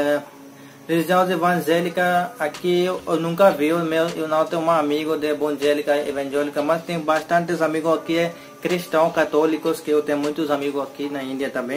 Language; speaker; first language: Portuguese; non-native, learner; Hindi